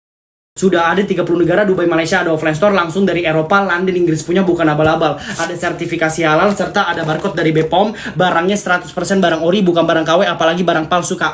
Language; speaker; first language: Indonesian; native; Indonesian